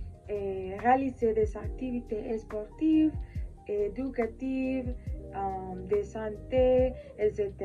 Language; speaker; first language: French; non-native, learner; Spanish